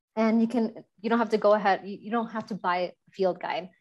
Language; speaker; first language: English; native; English